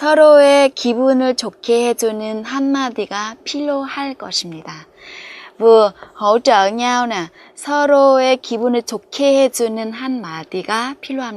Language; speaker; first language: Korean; non-native, fluent; Vietnamese